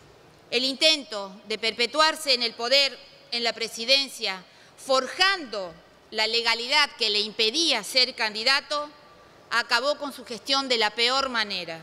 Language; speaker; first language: Spanish; native; Spanish